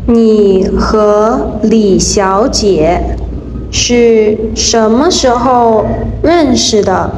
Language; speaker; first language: Chinese; non-native, learner; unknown